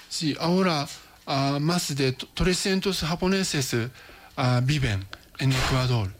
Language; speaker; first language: Spanish; non-native, learner; Japanese